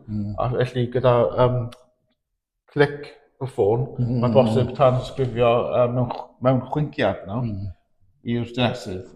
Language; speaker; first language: Welsh; native; Welsh